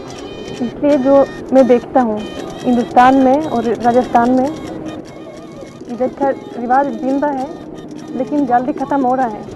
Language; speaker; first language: Hindi; non-native, learner; Swedish